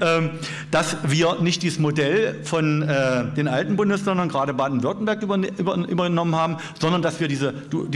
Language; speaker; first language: German; native; German